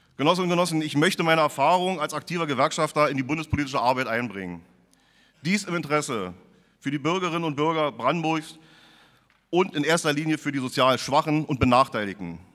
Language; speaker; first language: German; native; German